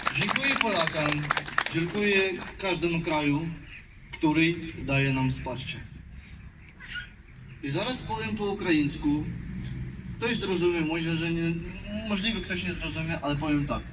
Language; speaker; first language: Polish; non-native, learner; Ukrainian